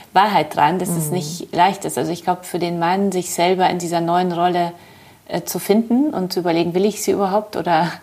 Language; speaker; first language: German; early bilingual, other home language; Polish